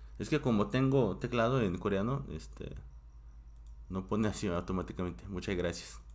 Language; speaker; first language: Spanish; non-native, fluent; Korean